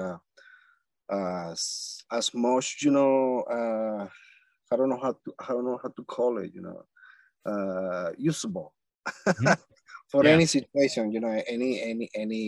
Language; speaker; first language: English; non-native, fluent; Spanish